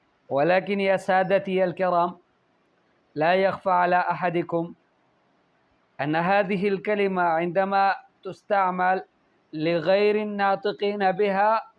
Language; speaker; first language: Arabic; non-native, fluent; Urdu